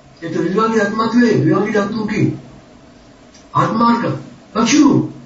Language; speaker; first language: Russian; non-native, local second language; Georgian